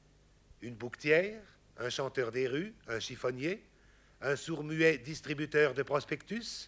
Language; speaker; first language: French; native; French